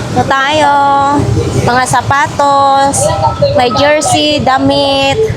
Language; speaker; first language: Filipino; non-native, local second language; Cebuano